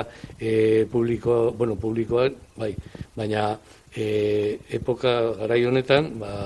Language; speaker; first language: Basque; non-native, local second language; Spanish